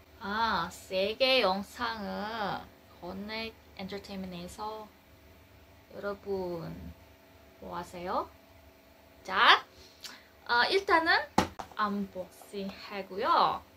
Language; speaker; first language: Korean; non-native, learner; Indonesian